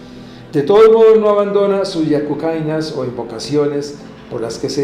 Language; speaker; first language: Spanish; native; Spanish